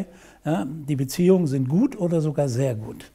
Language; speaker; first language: German; native; German